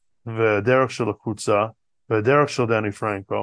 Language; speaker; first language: Hebrew; non-native, fluent; English